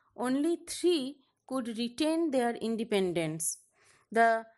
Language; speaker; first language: English; non-native, local second language; Bangla